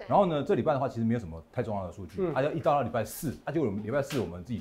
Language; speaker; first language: Chinese; native; Chinese